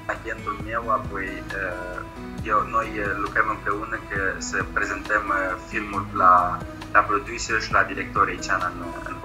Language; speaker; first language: Romanian; early bilingual, heritage; Romanian